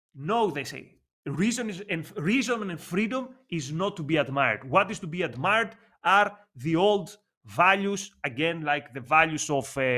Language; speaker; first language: English; non-native, fluent; Greek